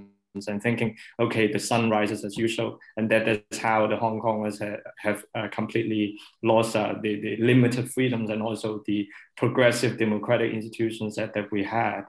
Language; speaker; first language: English; non-native, local second language; Cantonese